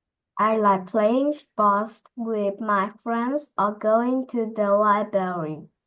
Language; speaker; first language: English; non-native, learner; Vietnamese